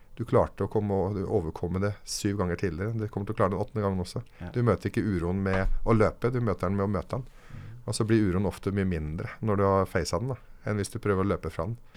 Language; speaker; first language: Norwegian; early bilingual, other home language; Arabic